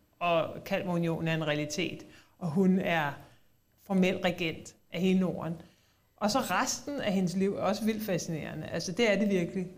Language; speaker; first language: Danish; native; Danish